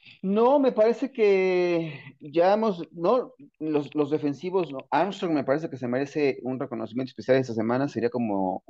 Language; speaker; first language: Spanish; native; Spanish